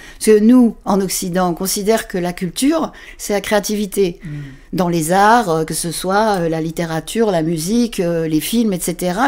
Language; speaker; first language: French; native; French